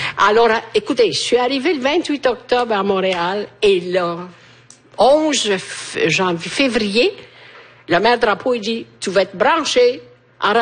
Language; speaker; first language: French; non-native, fluent; Italian